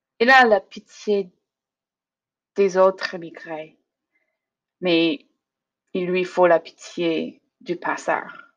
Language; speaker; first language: French; non-native, learner; English